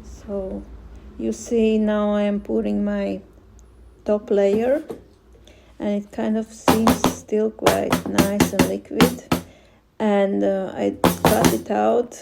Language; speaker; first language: English; non-native, fluent; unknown